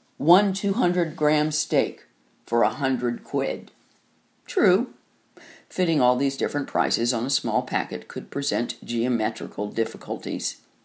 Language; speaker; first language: English; native; English